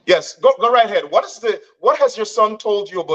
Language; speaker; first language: English; native; English